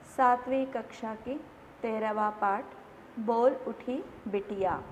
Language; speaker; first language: Hindi; non-native, local second language; Kannada